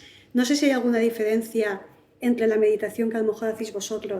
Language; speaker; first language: Spanish; native; Spanish